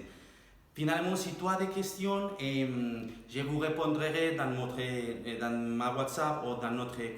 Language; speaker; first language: French; non-native, learner; Spanish